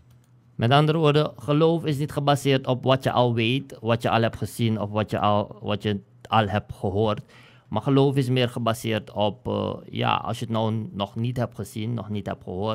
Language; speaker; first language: Dutch; non-native, local second language; Sranan Tongo